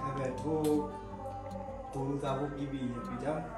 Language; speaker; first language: Turkish; non-native, learner; Indonesian